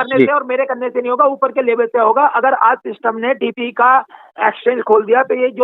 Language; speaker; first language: Hindi; native; Hindi